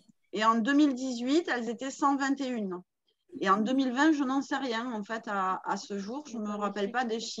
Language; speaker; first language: French; native; French